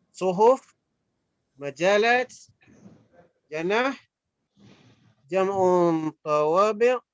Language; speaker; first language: Arabic; non-native, learner; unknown